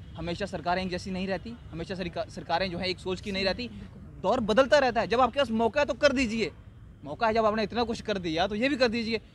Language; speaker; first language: Hindi; native; Hindi